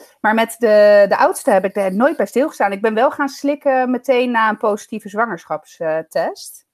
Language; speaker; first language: Dutch; early bilingual, other home language; Italian